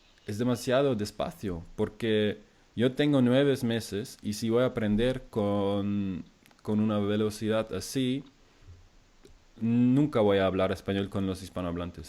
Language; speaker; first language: Spanish; non-native, fluent; German